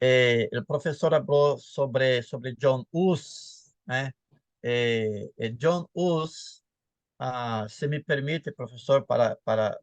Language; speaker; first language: Spanish; non-native, fluent; Portuguese